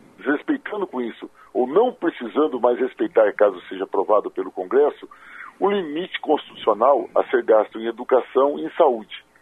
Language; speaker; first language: Portuguese; native; Portuguese